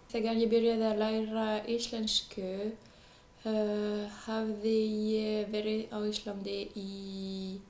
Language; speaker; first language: Icelandic; non-native, fluent; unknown